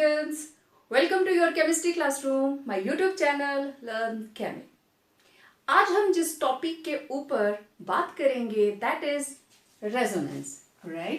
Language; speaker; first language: Hindi; native; Hindi